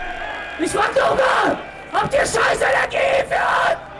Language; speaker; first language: German; native; German